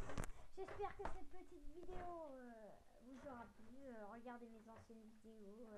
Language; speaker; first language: French; native; French